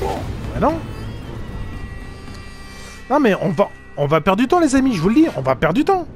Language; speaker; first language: French; native; French